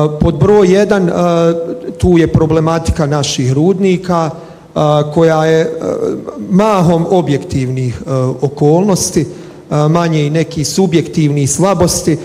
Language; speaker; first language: Bosnian; native; Bosnian